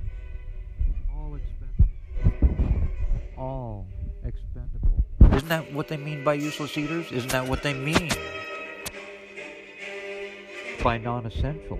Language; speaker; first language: English; native; English